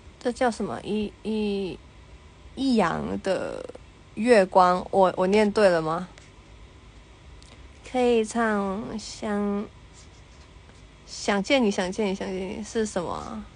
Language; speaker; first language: Chinese; non-native, learner; Thai